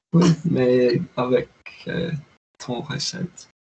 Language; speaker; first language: French; non-native, learner; English